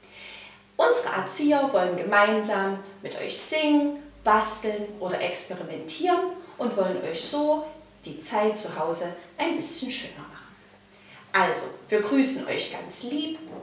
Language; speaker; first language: German; native; German